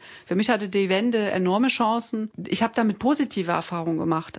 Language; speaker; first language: German; native; German